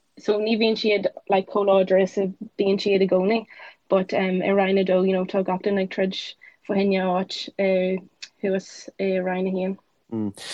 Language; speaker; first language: Irish; non-native, local second language; English